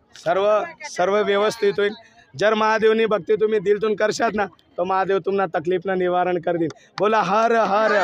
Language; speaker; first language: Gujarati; non-native, local second language; Marathi